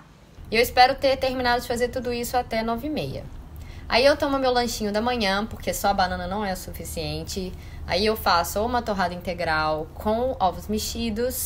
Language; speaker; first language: Portuguese; native; Portuguese